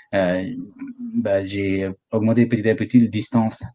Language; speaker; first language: French; non-native, fluent; Nepali